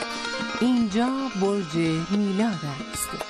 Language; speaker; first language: Persian; non-native, learner; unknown